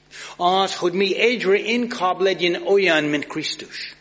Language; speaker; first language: Hungarian; non-native, fluent; English